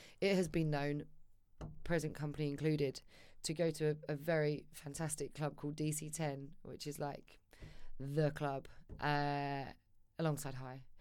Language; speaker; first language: English; native; English